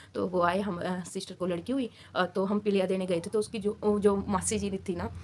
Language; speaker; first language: Hindi; native; Hindi